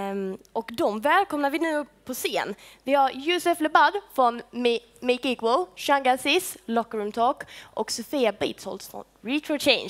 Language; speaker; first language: Swedish; native; Swedish